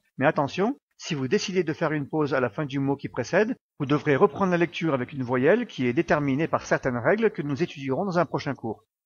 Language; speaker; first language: French; native; French